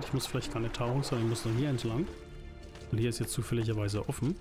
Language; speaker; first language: German; native; German